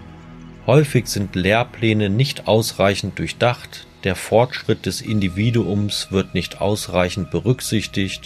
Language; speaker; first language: German; native; German